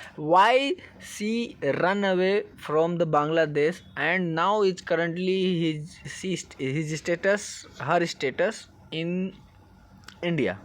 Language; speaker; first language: English; non-native, learner; Hindi